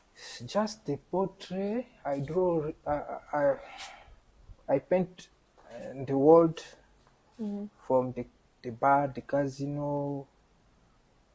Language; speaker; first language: English; non-native, learner; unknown